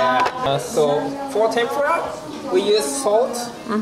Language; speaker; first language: English; non-native, learner; Japanese